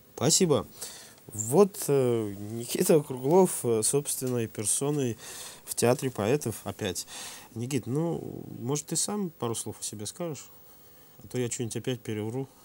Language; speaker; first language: Russian; native; Russian